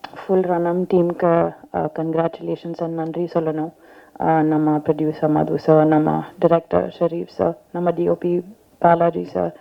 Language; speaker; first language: Tamil; non-native, learner; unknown